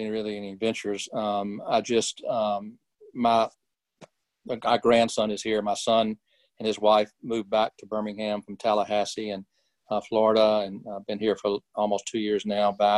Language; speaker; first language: English; native; English